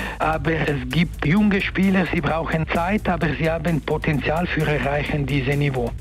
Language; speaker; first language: German; non-native, learner; Italian